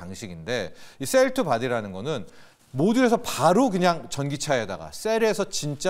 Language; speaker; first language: Korean; native; Korean